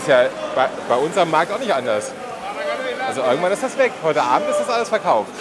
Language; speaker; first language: German; native; German